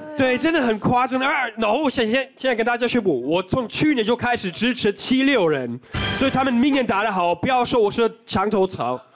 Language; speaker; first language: Chinese; non-native, fluent; German